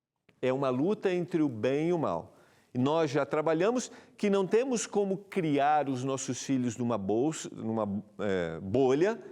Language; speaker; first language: Portuguese; native; Portuguese